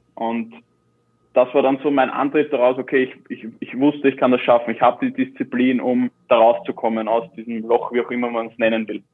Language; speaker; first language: German; native; German